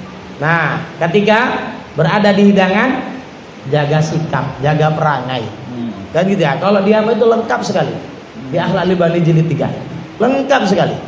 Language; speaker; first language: Indonesian; native; Indonesian